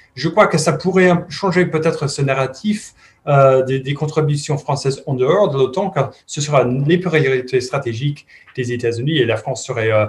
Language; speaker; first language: French; non-native, fluent; English